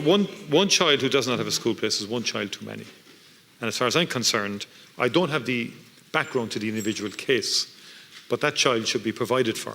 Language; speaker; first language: English; native; English